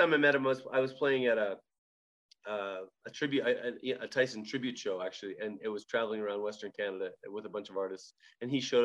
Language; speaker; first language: English; native; English